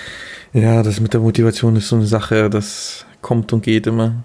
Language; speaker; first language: German; native; German